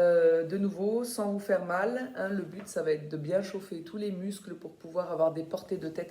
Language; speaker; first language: French; native; French